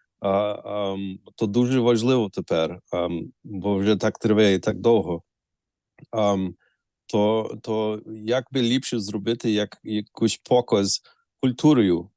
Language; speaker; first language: Ukrainian; early bilingual, heritage; Ukrainian